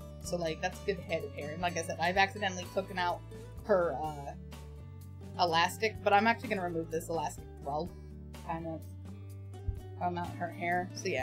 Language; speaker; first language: English; native; English